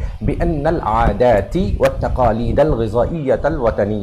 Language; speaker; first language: Arabic; non-native, fluent; Urdu